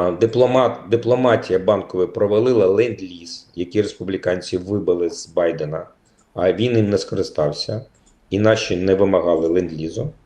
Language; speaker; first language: Ukrainian; native; Ukrainian